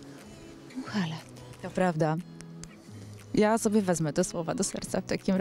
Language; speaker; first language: Polish; native; Polish